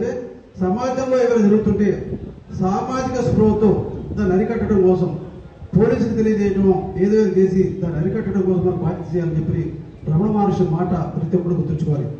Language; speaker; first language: Telugu; native; Telugu